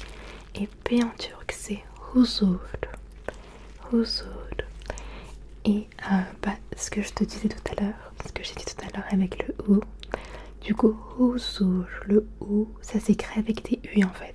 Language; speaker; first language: French; early bilingual, other home language; Turkish